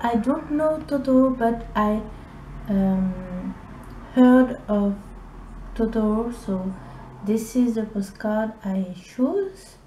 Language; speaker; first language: English; non-native, learner; French